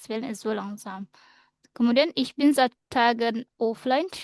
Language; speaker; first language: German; non-native, fluent; Indonesian